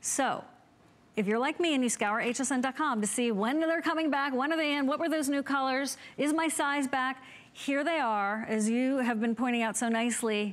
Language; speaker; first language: English; native; English